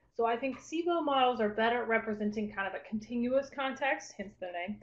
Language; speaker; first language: English; native; English